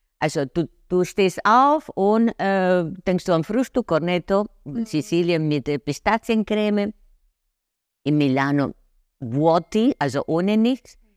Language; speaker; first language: German; non-native, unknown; Spanish